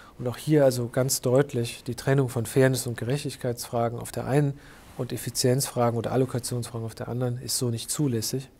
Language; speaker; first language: German; native; German